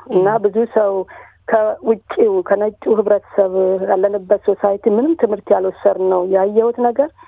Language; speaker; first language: Amharic; native; Amharic